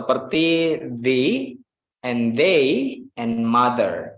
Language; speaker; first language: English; non-native, fluent; Indonesian